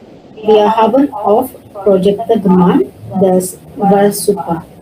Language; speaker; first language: German; non-native, learner; Indonesian